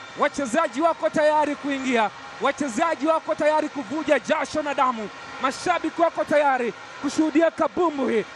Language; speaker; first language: Swahili; native; Swahili